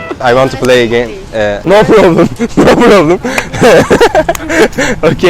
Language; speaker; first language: English; non-native, learner; Turkish